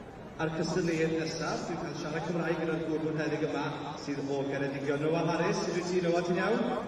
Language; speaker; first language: Welsh; native; Welsh